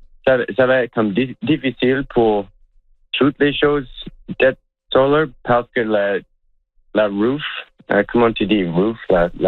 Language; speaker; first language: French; non-native, local second language; English